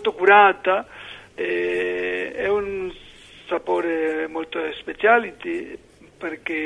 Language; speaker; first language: Italian; non-native, learner; Spanish